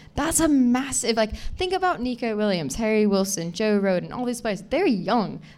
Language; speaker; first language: English; native; English